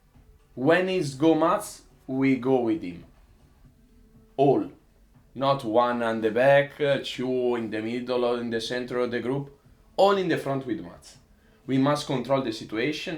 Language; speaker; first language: English; non-native, learner; Italian